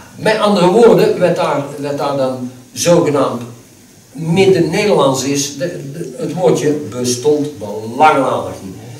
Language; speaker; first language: Dutch; native; Dutch